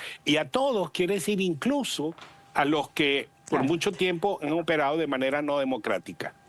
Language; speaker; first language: Spanish; native; Spanish